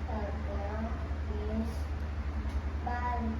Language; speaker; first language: English; non-native, learner; Vietnamese